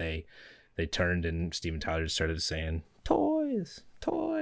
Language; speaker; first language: English; native; English